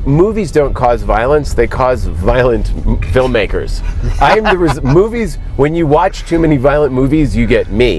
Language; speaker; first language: English; native; English